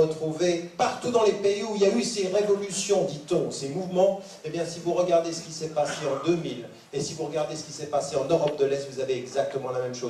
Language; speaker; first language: French; native; French